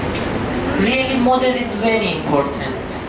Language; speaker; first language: English; non-native, learner; Persian